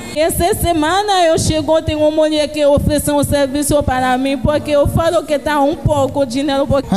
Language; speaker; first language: Portuguese; non-native, learner; Haitian Creole